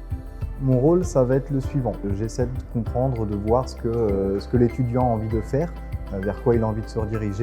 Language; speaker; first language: French; native; French